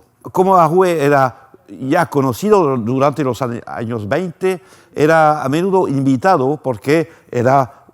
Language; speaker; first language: Spanish; non-native, fluent; French